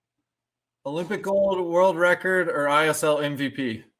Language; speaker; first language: English; native; English